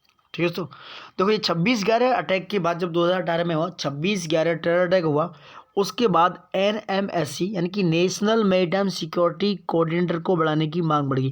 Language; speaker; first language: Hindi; native; Hindi